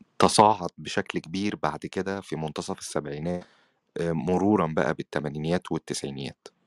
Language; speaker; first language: Arabic; native; Arabic